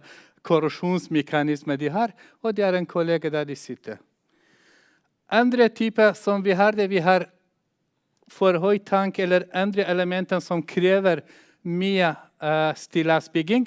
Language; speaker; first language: Norwegian; non-native, fluent; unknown